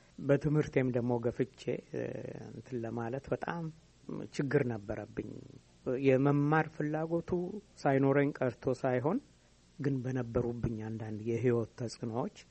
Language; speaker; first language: Amharic; native; Amharic